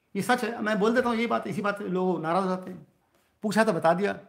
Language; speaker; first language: Hindi; native; Hindi